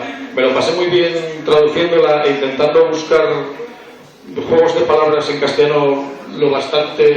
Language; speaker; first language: Spanish; native; Spanish